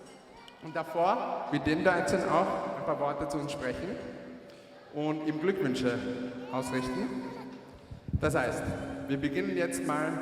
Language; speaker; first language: German; early bilingual, other home language; Malayalam